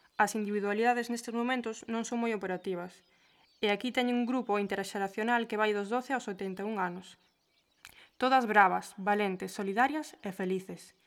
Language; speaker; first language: Galician; early bilingual, heritage; Galician